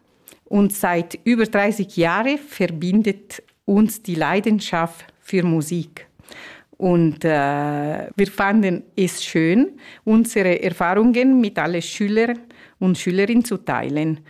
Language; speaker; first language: German; non-native, learner; Italian